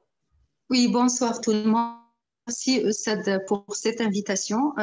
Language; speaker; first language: French; non-native, local second language; Arabic